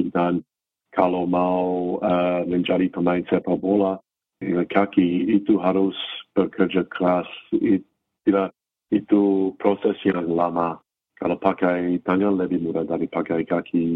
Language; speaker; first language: Indonesian; non-native, fluent; English